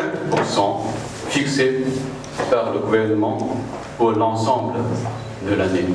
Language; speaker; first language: French; non-native, fluent; Chinese